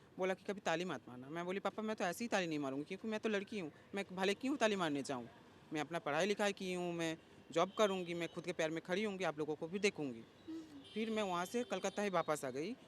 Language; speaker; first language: Hindi; native; Hindi